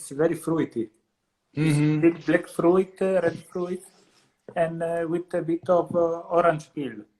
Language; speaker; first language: English; non-native, learner; Italian